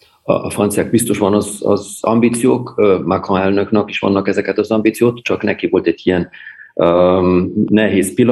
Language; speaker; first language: Hungarian; early bilingual, heritage; German